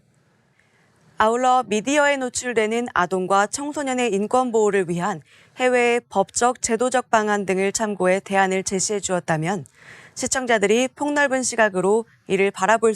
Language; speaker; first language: Korean; native; Korean